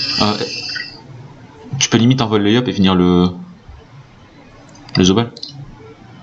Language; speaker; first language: French; native; French